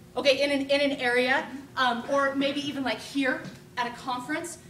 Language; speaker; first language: English; native; English